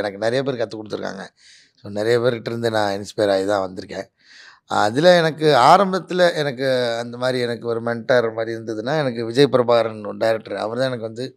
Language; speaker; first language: Tamil; native; Tamil